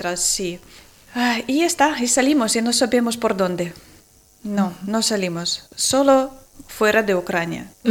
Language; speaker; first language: Spanish; non-native, learner; Ukrainian